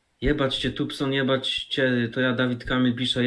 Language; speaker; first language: Polish; native; Polish